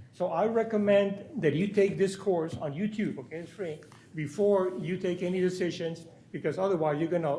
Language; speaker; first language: English; non-native, fluent; Spanish